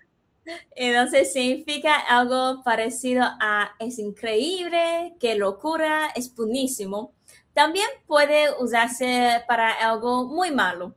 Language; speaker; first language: Spanish; non-native, fluent; Chinese